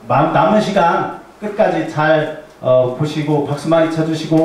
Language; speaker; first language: Korean; native; Korean